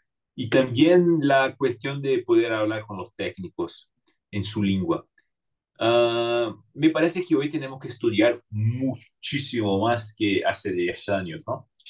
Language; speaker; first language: Spanish; non-native, fluent; Portuguese